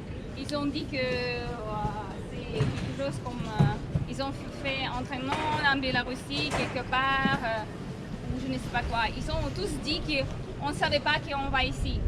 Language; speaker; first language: French; non-native, learner; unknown